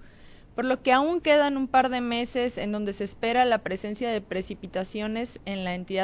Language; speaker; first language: Spanish; native; Spanish